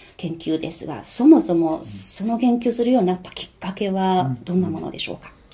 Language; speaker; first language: Japanese; non-native, fluent; Chinese